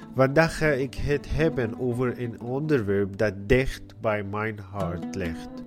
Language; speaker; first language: Dutch; non-native, learner; Arabic